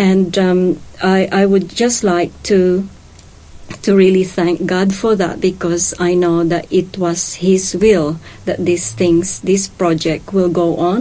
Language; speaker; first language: English; non-native, local second language; Hiligaynon